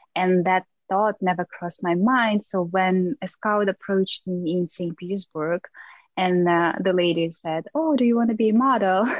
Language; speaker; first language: English; non-native, fluent; Russian